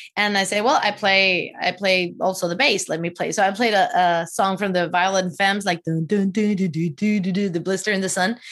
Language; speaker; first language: English; non-native, fluent; Spanish